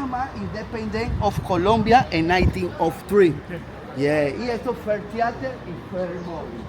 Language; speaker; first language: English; non-native, learner; Spanish